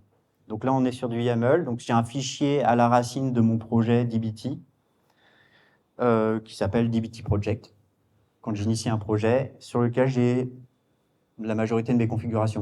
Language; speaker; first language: French; native; French